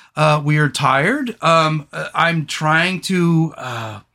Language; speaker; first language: English; native; English